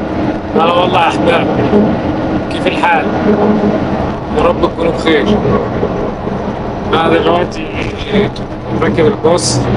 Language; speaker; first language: Arabic; native; Arabic